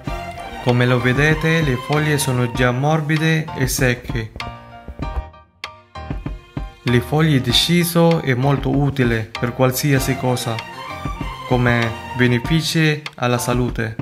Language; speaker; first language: Italian; non-native, learner; Filipino